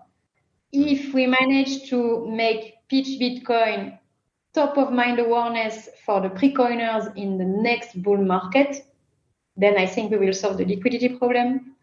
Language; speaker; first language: English; non-native, fluent; French